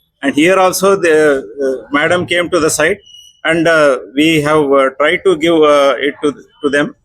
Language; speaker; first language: English; non-native, local second language; Telugu